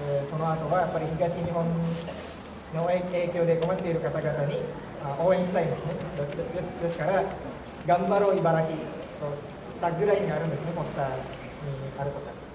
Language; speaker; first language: Japanese; non-native, fluent; Indonesian